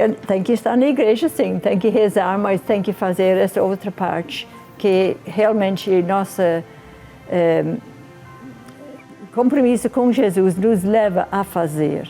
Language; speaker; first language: Portuguese; non-native, fluent; English